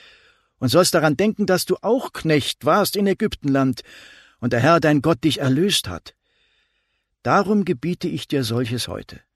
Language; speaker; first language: German; native; German